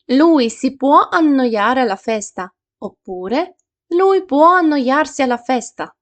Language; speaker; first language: Italian; non-native, fluent; Ukrainian